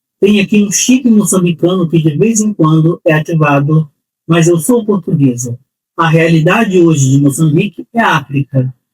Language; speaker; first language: Portuguese; native; Portuguese